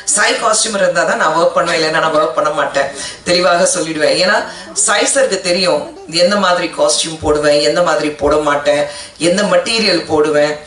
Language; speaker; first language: Tamil; non-native, fluent; Hindi